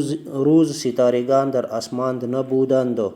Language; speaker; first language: Persian; non-native, fluent; Urdu